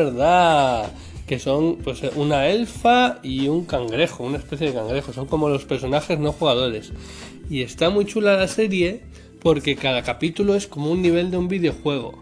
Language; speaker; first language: Spanish; native; Spanish